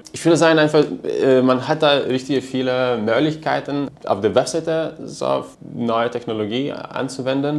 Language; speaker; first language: German; non-native, learner; Lithuanian